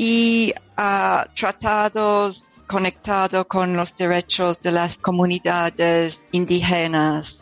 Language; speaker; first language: Spanish; non-native, learner; English